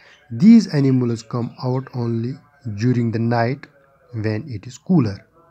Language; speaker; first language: English; non-native, local second language; Kashmiri